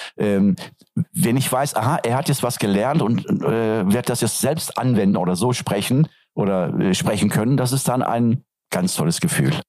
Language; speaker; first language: German; non-native, fluent; Turkish